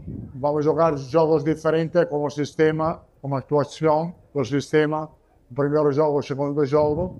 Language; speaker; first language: Portuguese; non-native, learner; Italian